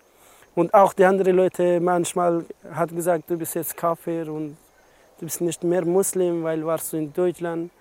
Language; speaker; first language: German; non-native, learner; Persian